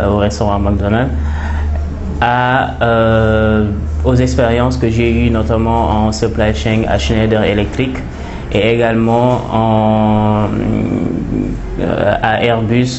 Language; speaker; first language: French; non-native, local second language; Wolof